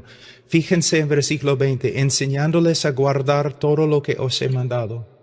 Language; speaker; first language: Spanish; non-native, fluent; English